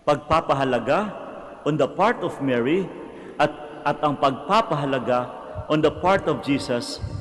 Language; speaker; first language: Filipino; non-native, local second language; Cebuano